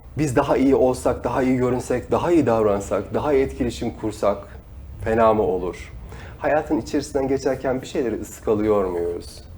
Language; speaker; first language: Turkish; native; Turkish